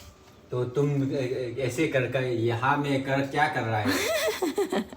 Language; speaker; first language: Hindi; non-native, local second language; Manipuri